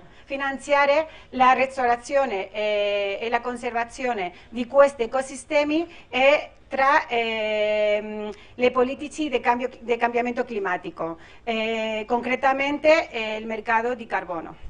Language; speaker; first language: Italian; non-native, learner; Spanish